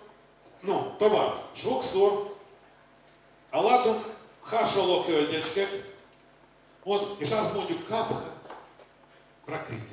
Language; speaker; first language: Hungarian; non-native, learner; Russian